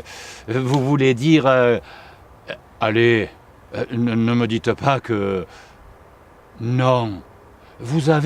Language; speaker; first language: French; native; French